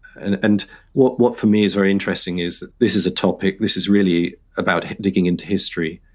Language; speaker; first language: English; native; English